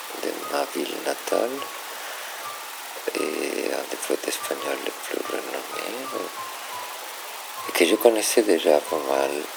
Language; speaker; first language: French; non-native, fluent; Spanish